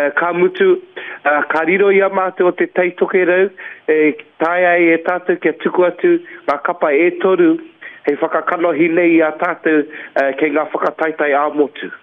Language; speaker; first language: Māori; native; Māori